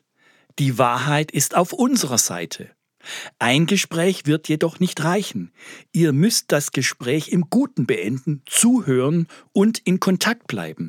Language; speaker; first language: German; native; German